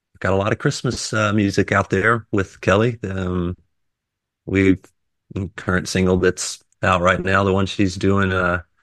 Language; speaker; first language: English; native; English